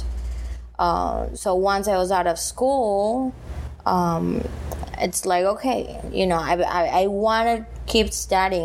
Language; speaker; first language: English; non-native, fluent; Spanish